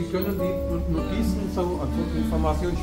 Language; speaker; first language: German; non-native, learner; Urdu